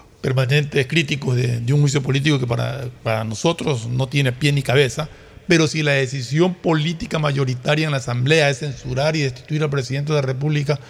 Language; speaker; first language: Spanish; native; Spanish